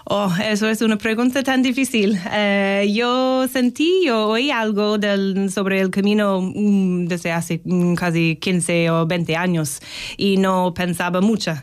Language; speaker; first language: Spanish; non-native, fluent; English